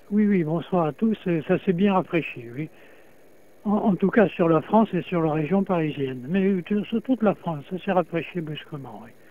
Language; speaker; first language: French; native; French